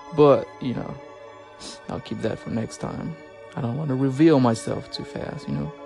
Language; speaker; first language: English; non-native, fluent; French